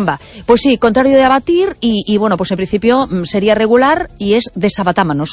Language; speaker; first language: Spanish; native; Spanish